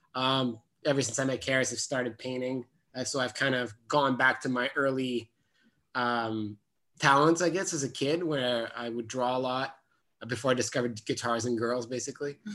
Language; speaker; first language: English; non-native, fluent; French